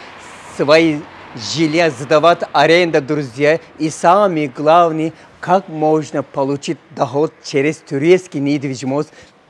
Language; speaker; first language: Russian; non-native, learner; Turkish